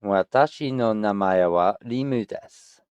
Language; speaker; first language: Japanese; non-native, learner; English